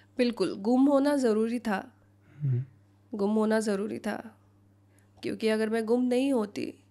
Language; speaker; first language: Hindi; non-native, local second language; Assamese